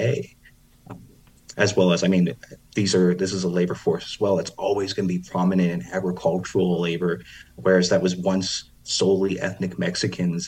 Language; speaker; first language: English; native; English